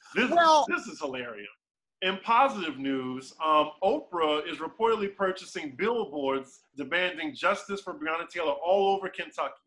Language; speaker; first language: English; native; English